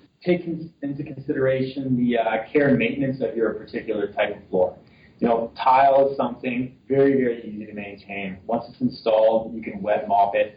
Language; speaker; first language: English; native; English